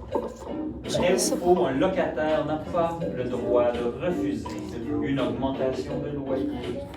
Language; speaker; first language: French; native; French